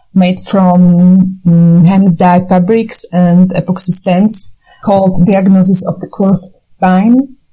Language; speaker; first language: English; non-native, fluent; Slovak